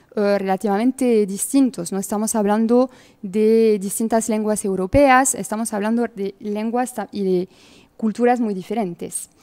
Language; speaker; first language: Spanish; non-native, fluent; French